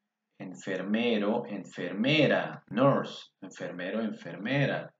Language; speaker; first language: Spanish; non-native, fluent; English